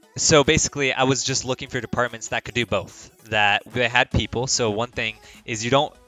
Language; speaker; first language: English; early bilingual, other home language; Spanish